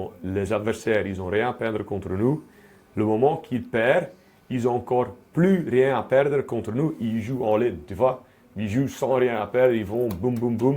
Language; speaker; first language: French; non-native, local second language; Dutch